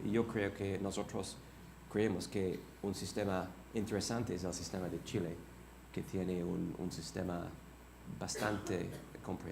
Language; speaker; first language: Spanish; non-native, fluent; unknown